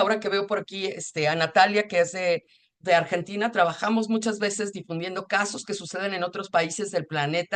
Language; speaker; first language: Spanish; native; Spanish